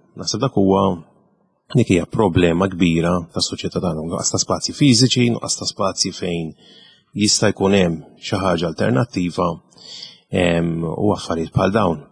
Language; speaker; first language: Maltese; native; Maltese